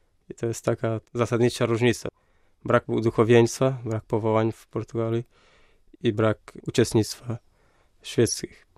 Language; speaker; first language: Polish; non-native, fluent; Portuguese